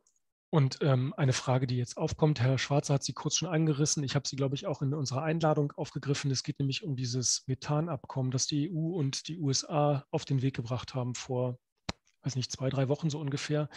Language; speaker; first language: German; native; German